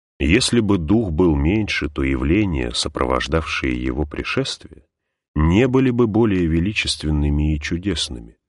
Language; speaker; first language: Russian; native; Russian